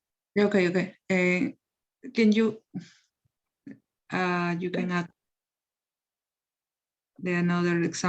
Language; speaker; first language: English; non-native, learner; Spanish